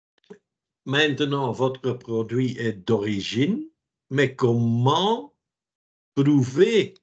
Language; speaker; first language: French; non-native, local second language; Dutch